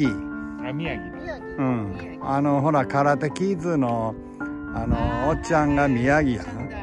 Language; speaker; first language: Japanese; native; Japanese